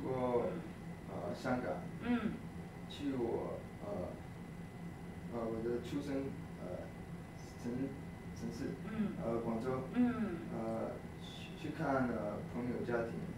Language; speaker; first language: Chinese; early bilingual, heritage; Cantonese